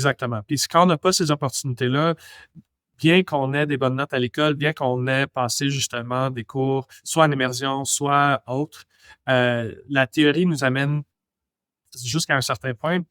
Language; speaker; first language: French; non-native, local second language; English